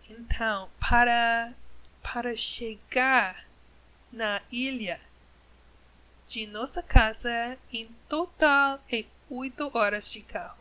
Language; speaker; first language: Portuguese; non-native, learner; English